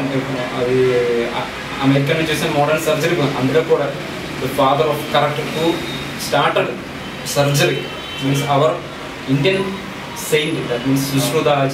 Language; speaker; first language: Telugu; non-native, learner; Malayalam